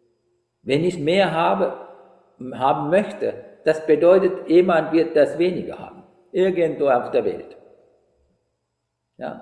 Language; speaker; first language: German; non-native, fluent; Sinhala